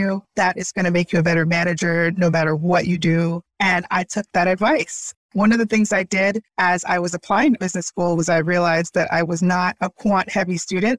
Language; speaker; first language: English; early bilingual, other home language; Haitian Creole